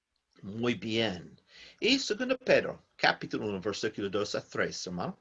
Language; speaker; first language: Spanish; non-native, learner; English